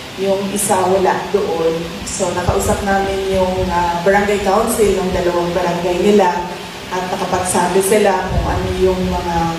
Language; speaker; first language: Filipino; non-native, local second language; Cebuano